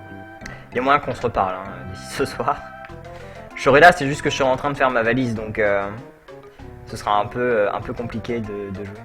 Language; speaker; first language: French; native; French